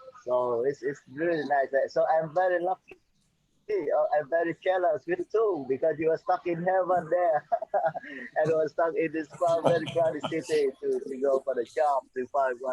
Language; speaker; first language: English; non-native, fluent; Vietnamese